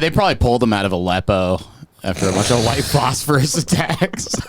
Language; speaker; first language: English; native; English